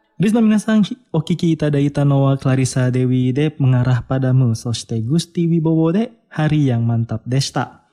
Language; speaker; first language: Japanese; non-native, fluent; Indonesian